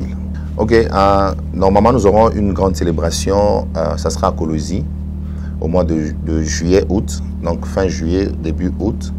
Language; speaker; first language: French; non-native, local second language; Swahili